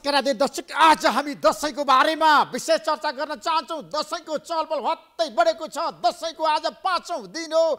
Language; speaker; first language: Nepali; native; Nepali